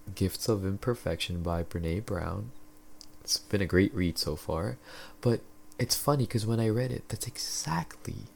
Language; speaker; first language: English; non-native, local second language; Filipino